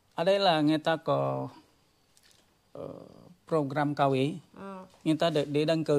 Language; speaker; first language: Indonesian; native; Indonesian